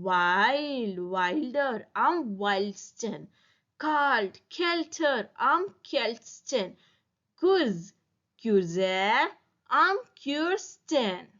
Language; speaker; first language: German; non-native, learner; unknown